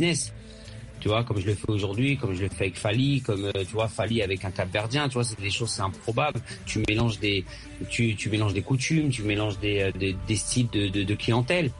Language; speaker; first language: French; early bilingual, other home language; Arabic